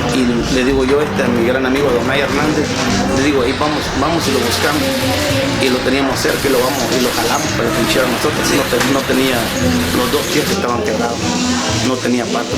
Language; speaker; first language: Spanish; native; Spanish